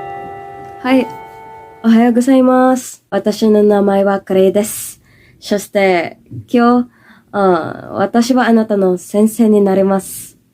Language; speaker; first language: Japanese; non-native, learner; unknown